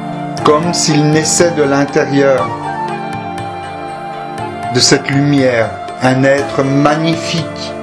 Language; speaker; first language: French; native; French